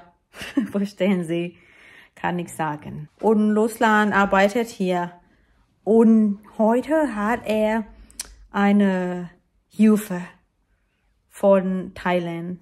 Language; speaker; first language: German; non-native, learner; Thai